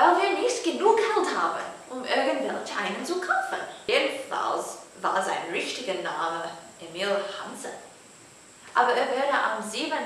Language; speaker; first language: German; non-native, learner; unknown